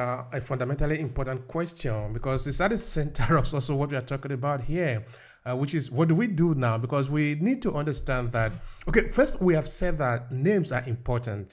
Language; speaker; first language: English; non-native, local second language; Esan